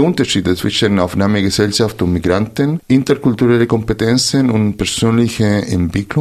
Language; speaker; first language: German; non-native, fluent; Spanish